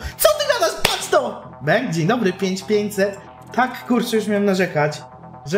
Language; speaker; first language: Polish; native; Polish